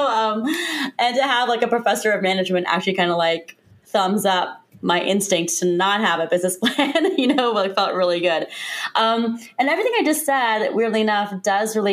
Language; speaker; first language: English; native; English